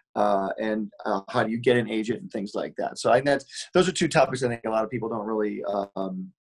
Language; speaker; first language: English; native; English